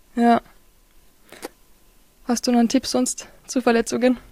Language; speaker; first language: German; native; German